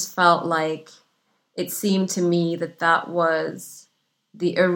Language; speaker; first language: English; non-native, fluent; Arabic